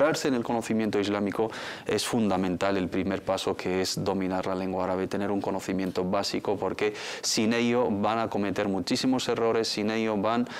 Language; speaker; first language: Spanish; native; Spanish